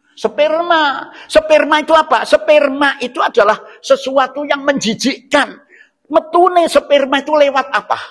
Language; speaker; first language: Indonesian; non-native, local second language; Javanese